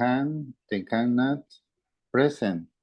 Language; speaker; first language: English; non-native, learner; Spanish